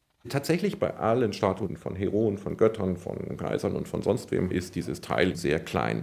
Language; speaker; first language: German; native; German